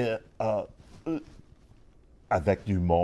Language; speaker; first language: French; non-native, learner; English